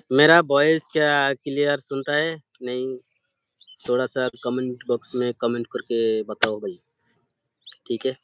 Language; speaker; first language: Hindi; non-native, learner; Bangla